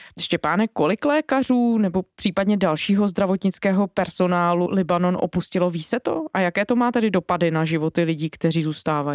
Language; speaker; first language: Czech; native; Czech